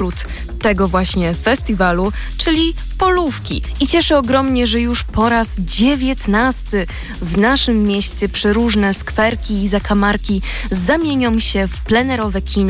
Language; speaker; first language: Polish; native; Polish